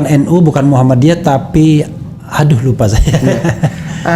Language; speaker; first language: Indonesian; native; Indonesian